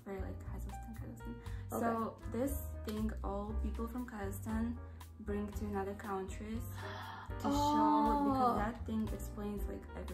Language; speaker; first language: English; non-native, learner; Russian